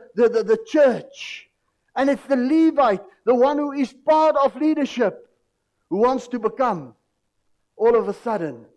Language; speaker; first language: English; non-native, local second language; Afrikaans